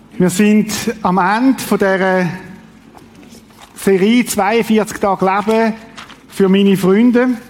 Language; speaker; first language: German; native; German